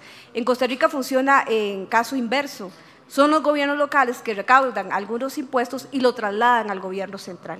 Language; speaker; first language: Spanish; native; Spanish